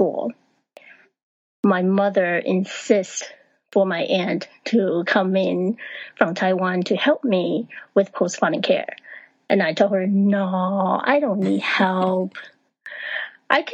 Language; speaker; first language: English; non-native, fluent; Chinese